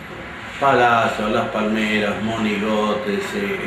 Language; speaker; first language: Spanish; native; Spanish